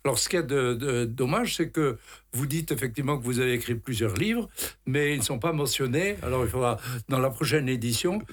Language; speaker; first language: French; native; French